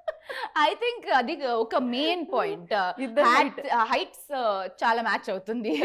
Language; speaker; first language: Telugu; non-native, learner; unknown